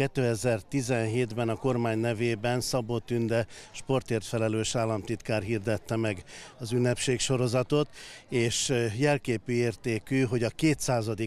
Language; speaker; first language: Hungarian; native; Hungarian